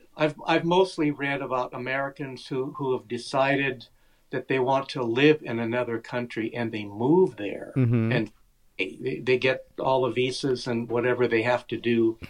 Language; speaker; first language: English; native; English